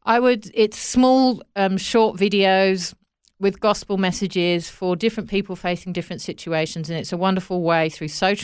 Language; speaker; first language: English; native; English